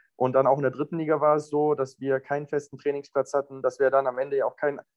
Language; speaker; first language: German; native; German